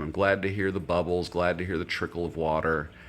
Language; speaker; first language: English; native; English